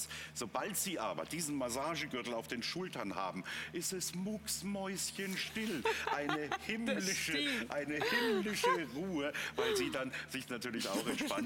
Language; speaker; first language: German; native; German